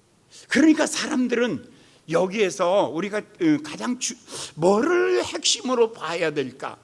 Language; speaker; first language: Korean; native; Korean